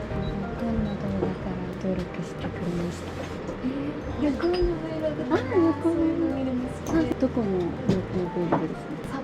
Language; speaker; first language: Japanese; non-native, learner; Korean